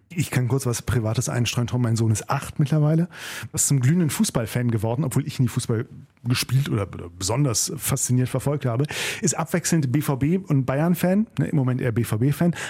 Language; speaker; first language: German; native; German